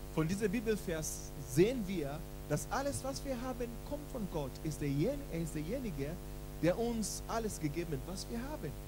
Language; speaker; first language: German; non-native, learner; English